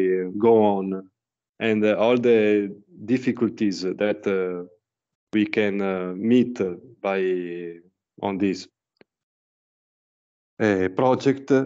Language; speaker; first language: English; non-native, learner; Italian